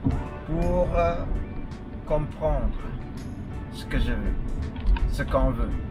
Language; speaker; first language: French; non-native, fluent; Indonesian